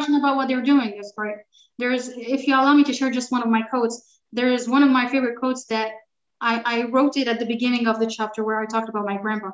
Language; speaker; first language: English; native; English